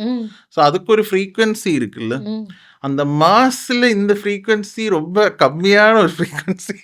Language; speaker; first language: Tamil; non-native, fluent; Malayalam